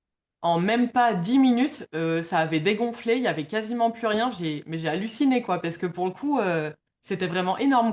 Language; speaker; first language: French; native; French